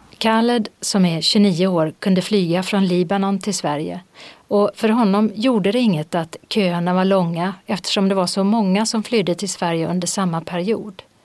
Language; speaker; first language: Swedish; native; Swedish